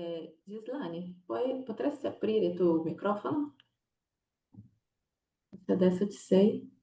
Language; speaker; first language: Italian; non-native, fluent; Portuguese